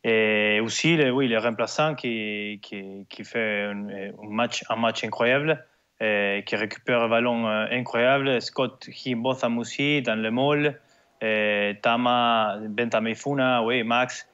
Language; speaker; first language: French; non-native, learner; Spanish